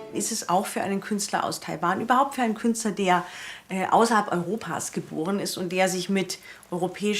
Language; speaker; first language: German; native; German